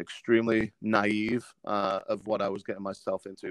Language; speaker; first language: English; native; English